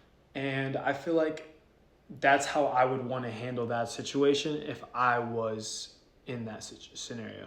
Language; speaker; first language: English; native; English